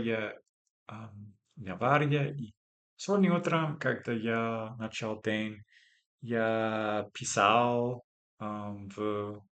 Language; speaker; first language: Russian; non-native, learner; English